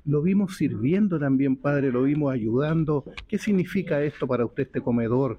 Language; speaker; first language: Spanish; native; Spanish